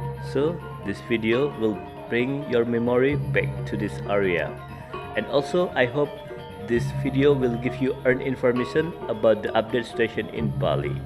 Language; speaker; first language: English; non-native, learner; Indonesian